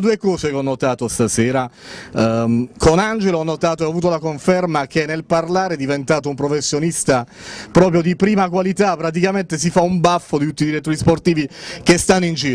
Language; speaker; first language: Italian; native; Italian